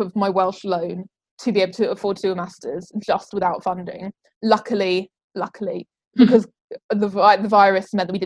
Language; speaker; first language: English; native; English